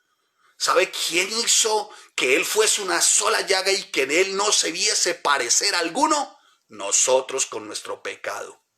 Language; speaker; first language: Spanish; native; Spanish